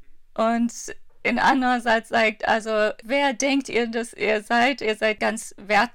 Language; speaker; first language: German; non-native, fluent; Persian